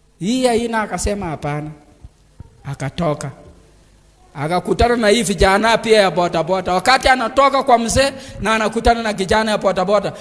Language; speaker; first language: Swahili; non-native, local second language; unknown